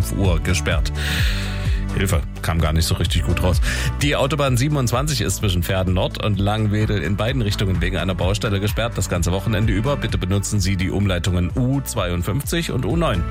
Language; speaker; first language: German; native; German